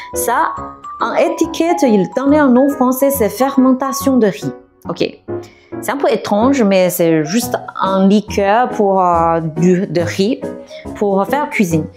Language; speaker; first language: French; non-native, fluent; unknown